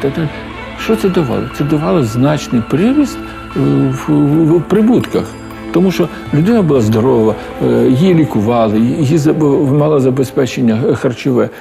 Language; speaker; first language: Ukrainian; native; Ukrainian